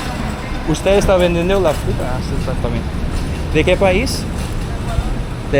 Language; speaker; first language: Spanish; non-native, learner; English